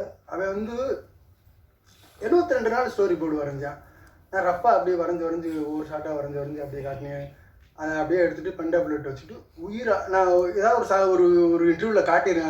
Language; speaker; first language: Tamil; native; Tamil